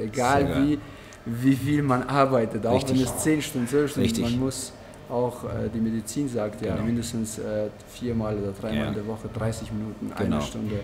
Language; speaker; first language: German; non-native, fluent; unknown